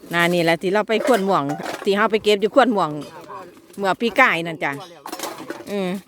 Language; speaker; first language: Thai; native; Thai